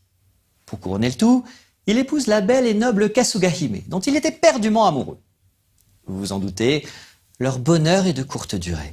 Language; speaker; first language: French; native; French